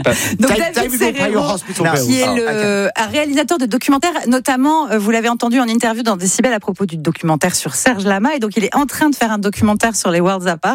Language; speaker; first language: French; native; French